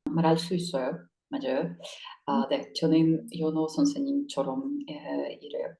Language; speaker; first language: Korean; non-native, learner; Russian